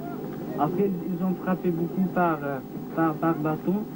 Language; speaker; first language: French; non-native, learner; Kurdish